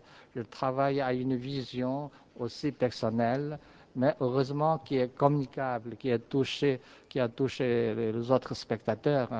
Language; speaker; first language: French; non-native, fluent; Chinese